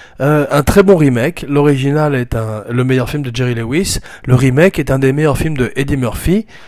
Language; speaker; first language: French; native; French